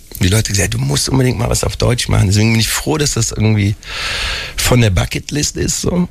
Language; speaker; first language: German; native; German